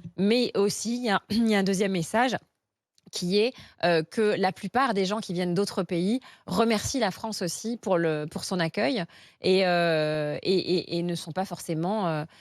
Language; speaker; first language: French; native; French